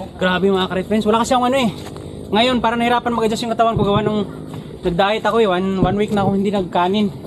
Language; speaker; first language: Filipino; non-native, local second language; Cebuano